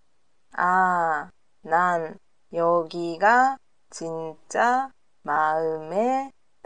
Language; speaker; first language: Korean; non-native, learner; Japanese